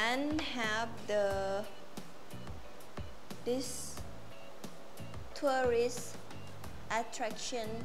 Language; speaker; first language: English; non-native, learner; Thai